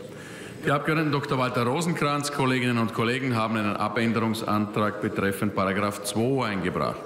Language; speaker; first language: German; native; German